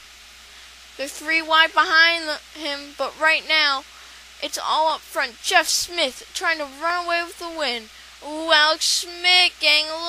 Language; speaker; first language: English; native; English